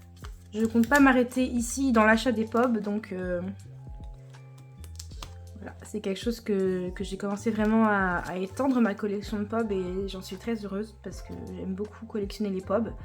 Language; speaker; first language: French; native; French